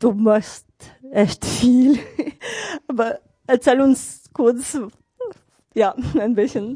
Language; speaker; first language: German; non-native, fluent; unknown